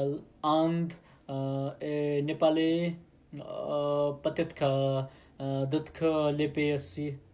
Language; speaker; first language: French; non-native, learner; Nepali